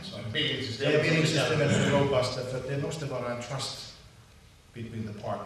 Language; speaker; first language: Swedish; non-native, local second language; Finnish